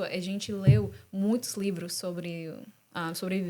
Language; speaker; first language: Portuguese; non-native, fluent; English